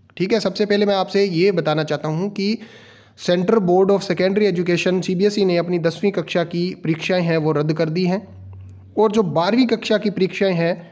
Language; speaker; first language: Hindi; non-native, local second language; Punjabi